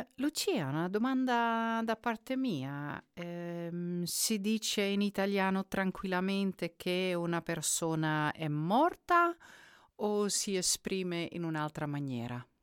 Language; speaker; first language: Italian; non-native, fluent; Dutch